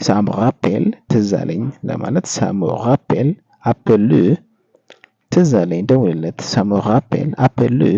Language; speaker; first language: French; non-native, fluent; Amharic